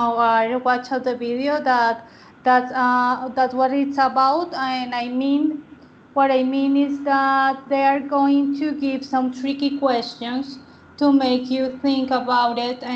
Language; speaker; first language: English; non-native, learner; Spanish